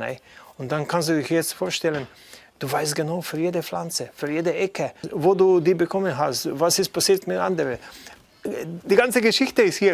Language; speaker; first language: German; non-native, fluent; Slovenian